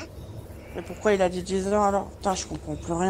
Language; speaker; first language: French; native; French